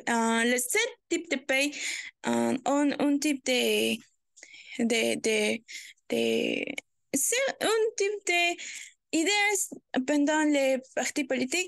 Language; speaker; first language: French; non-native, learner; Spanish